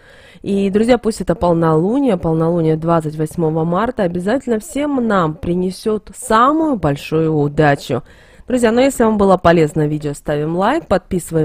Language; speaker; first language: Russian; native; Russian